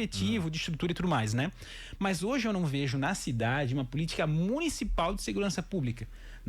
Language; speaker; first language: Portuguese; native; Portuguese